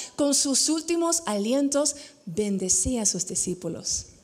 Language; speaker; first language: Spanish; non-native, fluent; English